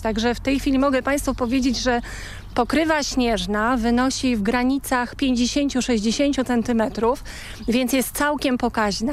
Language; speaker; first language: Polish; native; Polish